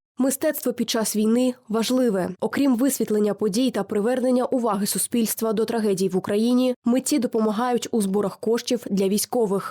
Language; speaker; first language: Ukrainian; native; Ukrainian